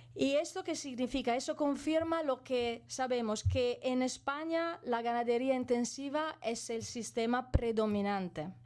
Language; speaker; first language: Spanish; non-native, fluent; Italian